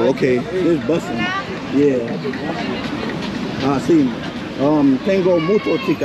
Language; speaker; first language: Spanish; non-native, learner; English